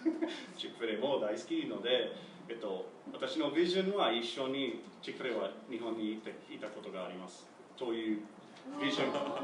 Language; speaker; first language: Japanese; non-native, learner; English